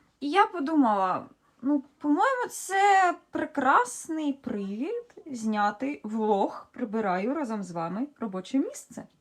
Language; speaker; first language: Ukrainian; native; Ukrainian